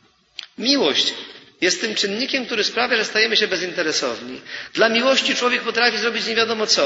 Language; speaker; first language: Polish; native; Polish